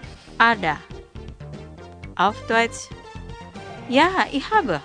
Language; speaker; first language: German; non-native, fluent; Indonesian